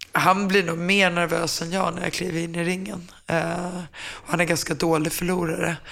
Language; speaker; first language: Swedish; early bilingual, other home language; Finnish